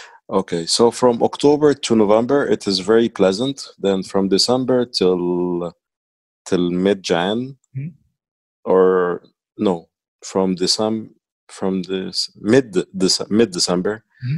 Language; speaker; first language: English; non-native, fluent; Arabic